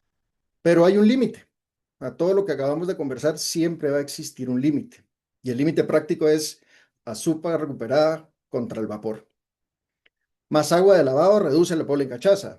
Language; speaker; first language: Spanish; native; Spanish